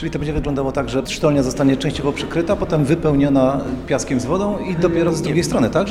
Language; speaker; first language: Polish; native; Polish